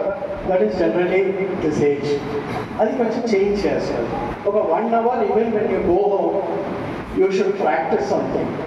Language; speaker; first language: Telugu; non-native, fluent; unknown